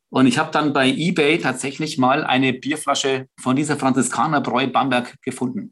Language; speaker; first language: German; native; German